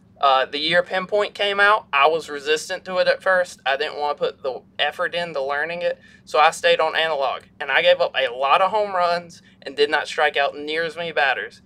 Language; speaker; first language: English; native; English